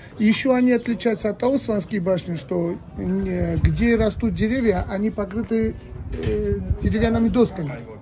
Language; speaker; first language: Russian; non-native, local second language; Georgian